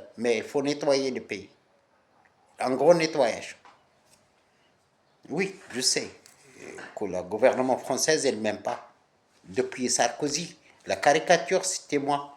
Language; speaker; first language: French; non-native, local second language; Arabic